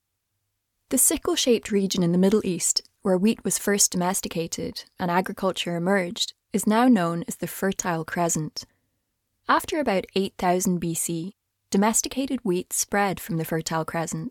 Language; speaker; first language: English; native; English